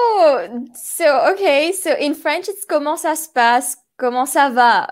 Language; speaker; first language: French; non-native, local second language; Morisyen